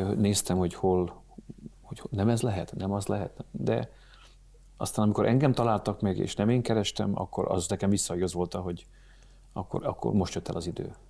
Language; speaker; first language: Hungarian; native; Hungarian